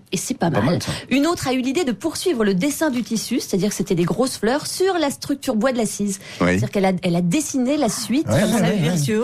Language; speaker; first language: French; native; French